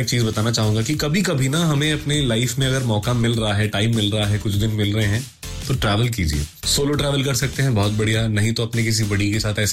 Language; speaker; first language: Hindi; non-native, local second language; Malayalam